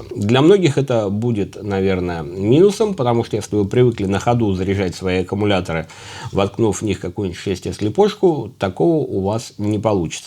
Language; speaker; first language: Russian; native; Russian